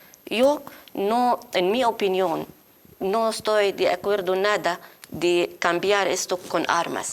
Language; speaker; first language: Spanish; non-native, learner; Arabic